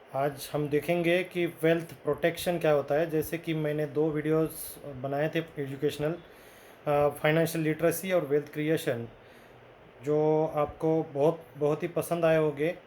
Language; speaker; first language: Hindi; non-native, local second language; Marathi